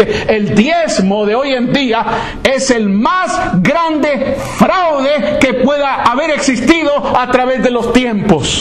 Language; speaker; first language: Spanish; native; Spanish